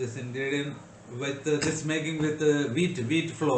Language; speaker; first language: English; non-native, learner; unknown